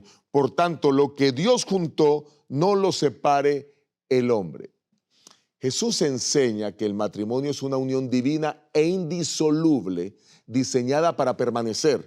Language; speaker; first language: Spanish; native; Spanish